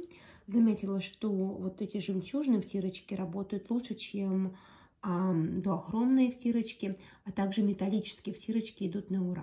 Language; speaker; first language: Russian; native; Russian